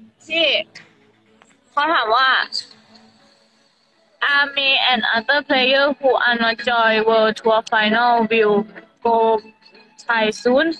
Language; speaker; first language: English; non-native, learner; Thai